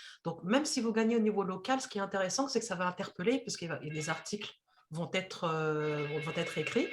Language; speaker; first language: French; native; French